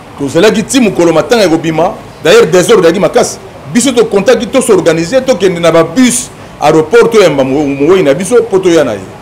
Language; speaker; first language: Lingala; native; Lingala